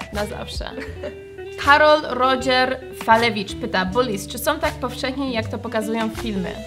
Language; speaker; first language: Polish; early bilingual, heritage; Polish